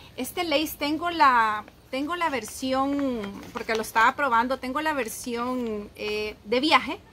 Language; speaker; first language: Spanish; native; Spanish